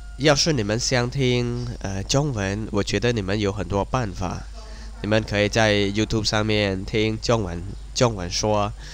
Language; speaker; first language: Chinese; non-native, fluent; Khmer